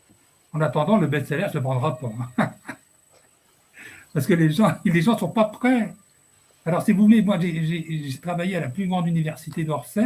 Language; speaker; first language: French; native; French